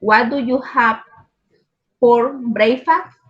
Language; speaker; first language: English; non-native, learner; Spanish